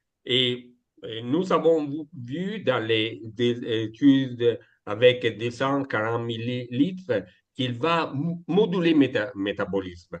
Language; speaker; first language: French; non-native, learner; Italian